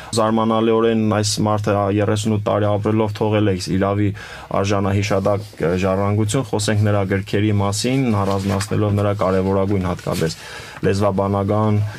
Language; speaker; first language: Armenian; native; Armenian